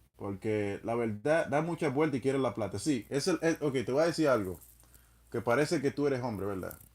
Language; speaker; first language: Spanish; non-native, fluent; English